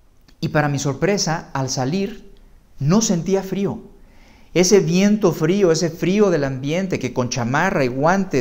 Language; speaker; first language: Spanish; native; Spanish